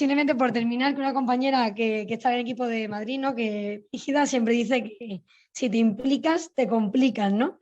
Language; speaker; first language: Spanish; native; Spanish